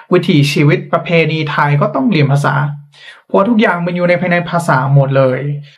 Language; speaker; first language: Thai; non-native, fluent; English